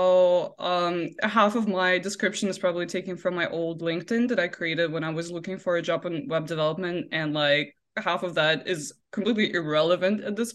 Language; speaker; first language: English; non-native, fluent; Russian